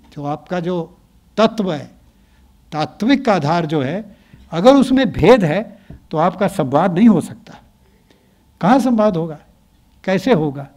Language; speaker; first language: Hindi; native; Hindi